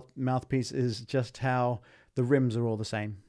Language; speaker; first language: English; native; English